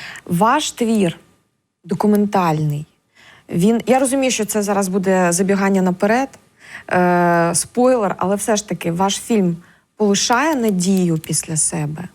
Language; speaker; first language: Ukrainian; native; Ukrainian